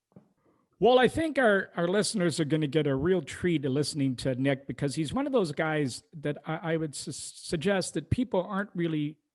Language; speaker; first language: English; native; English